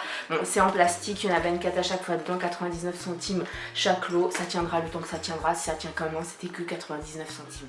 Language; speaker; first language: French; native; French